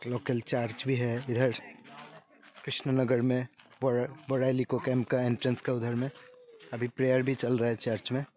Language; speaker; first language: Hindi; non-native, local second language; Bangla